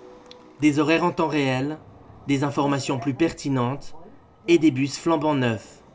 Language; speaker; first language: French; native; French